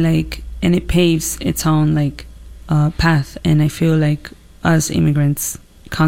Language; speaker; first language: English; non-native, fluent; Italian